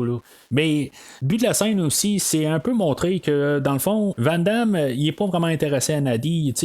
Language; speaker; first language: French; native; French